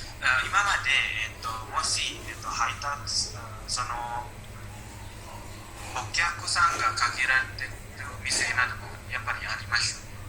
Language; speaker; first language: Japanese; non-native, learner; Indonesian